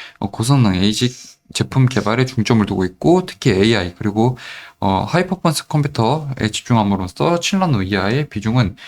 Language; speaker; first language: Korean; native; Korean